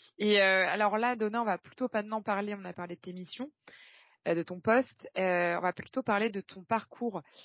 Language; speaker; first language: French; native; French